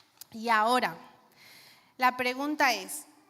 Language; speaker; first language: Spanish; native; Spanish